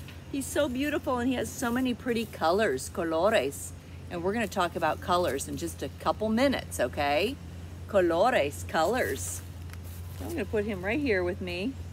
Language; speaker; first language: English; native; English